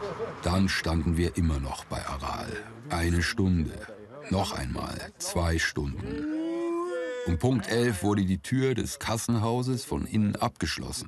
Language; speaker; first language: German; native; German